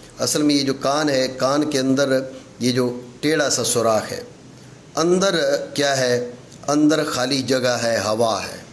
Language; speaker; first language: Urdu; non-native, local second language; Punjabi